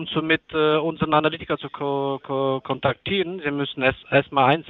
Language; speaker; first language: German; non-native, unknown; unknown